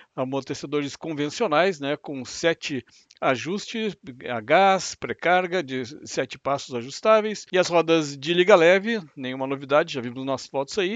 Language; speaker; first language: Portuguese; native; Portuguese